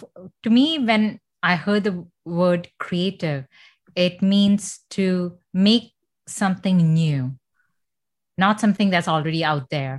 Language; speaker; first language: English; non-native, fluent; Malayalam